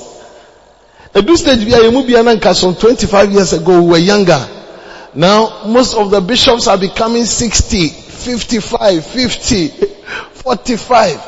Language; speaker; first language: English; non-native, local second language; Akan